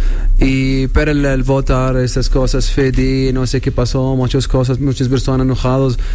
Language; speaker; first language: Spanish; non-native, learner; Arabic